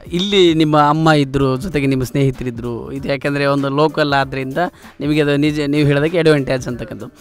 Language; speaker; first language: Kannada; native; Kannada